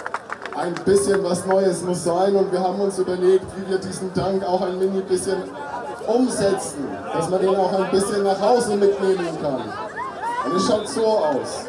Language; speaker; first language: German; native; German